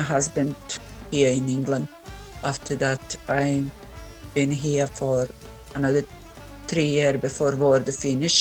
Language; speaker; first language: English; non-native, learner; Bosnian